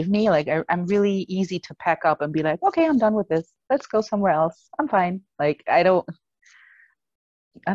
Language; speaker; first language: English; non-native, fluent; German